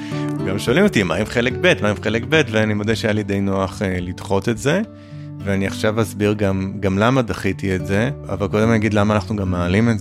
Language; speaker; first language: Hebrew; native; Hebrew